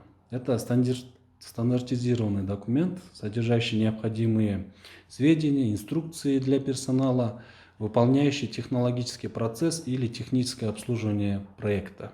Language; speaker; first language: Russian; non-native, local second language; Kyrgyz